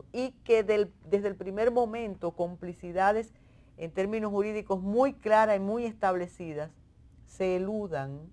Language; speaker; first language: Spanish; native; Spanish